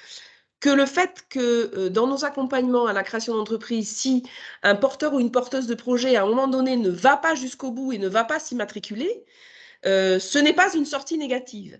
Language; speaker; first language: French; native; French